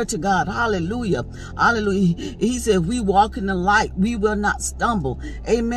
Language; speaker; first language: English; native; English